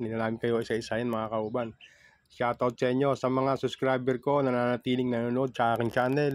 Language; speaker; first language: Filipino; non-native, local second language; Cebuano